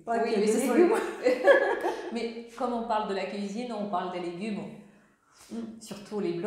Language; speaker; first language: French; non-native, fluent; Ukrainian